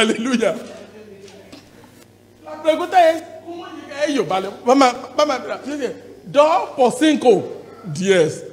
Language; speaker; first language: Spanish; non-native, learner; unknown